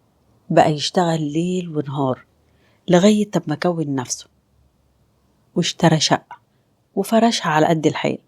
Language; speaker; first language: Arabic; native; Arabic